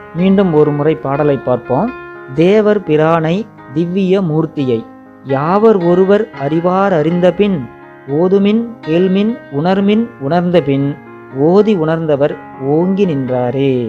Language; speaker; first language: Tamil; native; Tamil